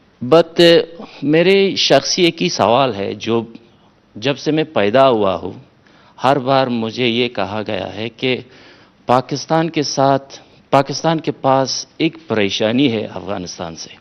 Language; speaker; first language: Hindi; non-native, fluent; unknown